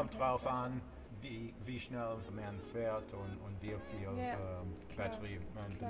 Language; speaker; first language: German; non-native, fluent; English